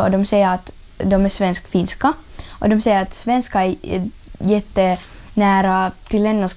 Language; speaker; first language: Swedish; non-native, learner; Russian